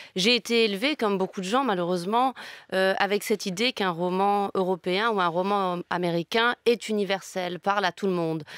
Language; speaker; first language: French; native; French